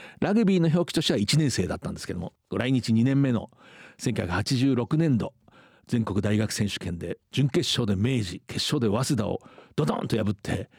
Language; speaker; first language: Japanese; native; Japanese